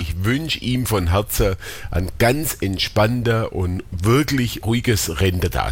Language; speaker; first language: German; native; German